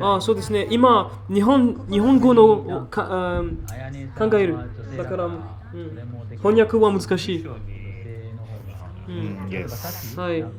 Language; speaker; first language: Japanese; non-native, learner; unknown